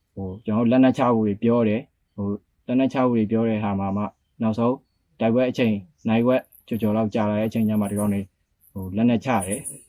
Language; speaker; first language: Burmese; native; Burmese